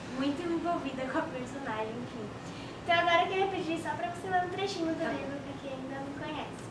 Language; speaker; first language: Portuguese; native; Portuguese